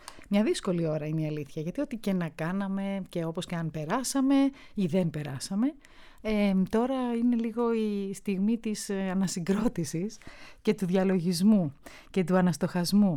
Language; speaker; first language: Greek; native; Greek